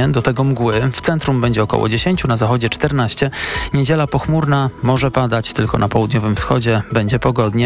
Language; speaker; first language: Polish; native; Polish